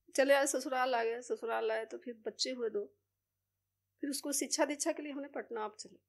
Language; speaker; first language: Hindi; native; Hindi